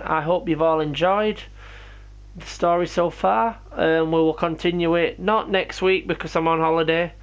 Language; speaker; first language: English; native; English